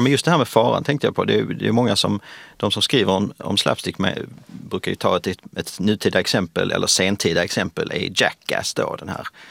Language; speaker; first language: Swedish; native; Swedish